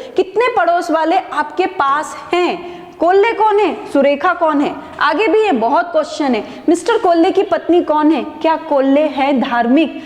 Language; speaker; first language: Hindi; non-native, local second language; Marathi